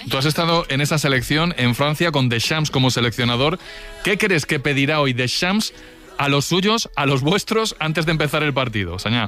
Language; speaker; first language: Spanish; native; Spanish